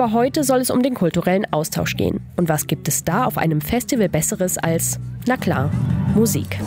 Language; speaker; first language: German; native; German